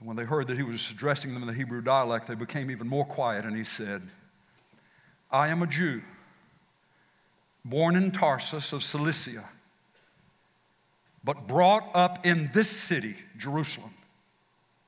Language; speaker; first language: English; native; English